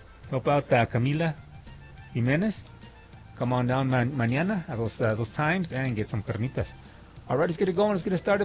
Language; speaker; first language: English; early bilingual, other home language; Spanish